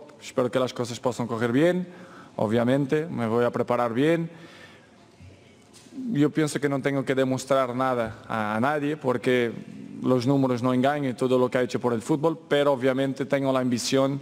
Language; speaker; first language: Spanish; non-native, fluent; Portuguese